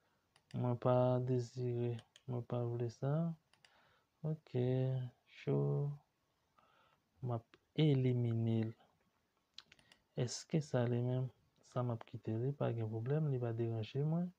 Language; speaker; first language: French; non-native, learner; Haitian Creole